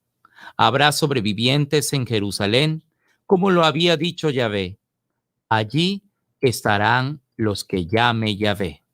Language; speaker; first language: Spanish; native; Spanish